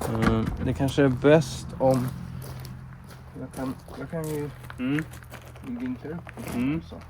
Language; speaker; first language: Swedish; native; Swedish